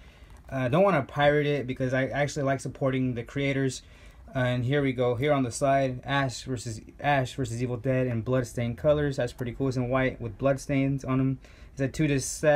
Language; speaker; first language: English; native; English